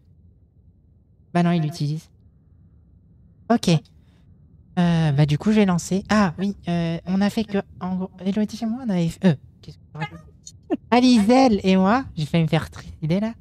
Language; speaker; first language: French; native; French